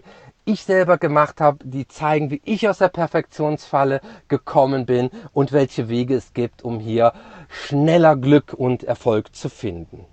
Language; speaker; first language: German; native; German